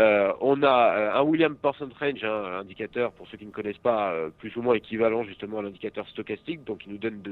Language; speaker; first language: French; native; French